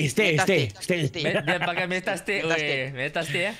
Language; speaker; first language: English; non-native, local second language; Malay